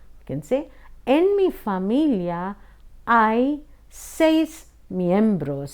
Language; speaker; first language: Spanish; non-native, fluent; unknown